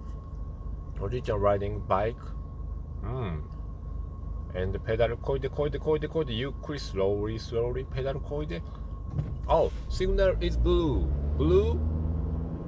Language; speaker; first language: English; non-native, learner; Japanese